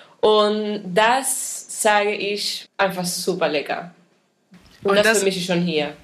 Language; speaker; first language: German; non-native, fluent; Spanish